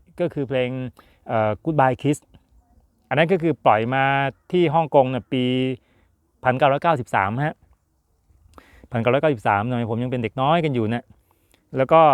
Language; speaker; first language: Thai; native; Thai